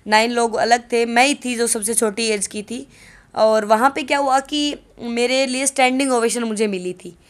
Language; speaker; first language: Hindi; native; Hindi